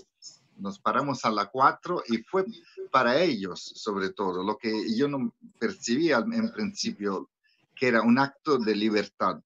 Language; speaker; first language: Spanish; non-native, fluent; Italian